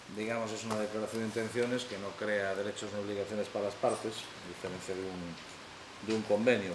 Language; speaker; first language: Spanish; native; Spanish